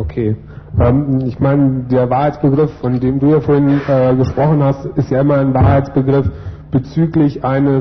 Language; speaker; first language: German; native; German